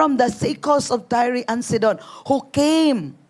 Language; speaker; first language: English; non-native, local second language; Filipino